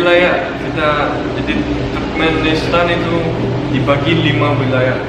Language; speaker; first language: Indonesian; non-native, fluent; Turkmen